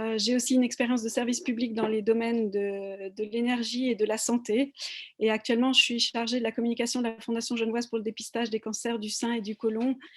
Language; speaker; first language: French; native; French